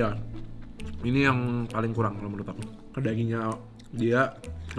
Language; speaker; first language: Indonesian; native; Indonesian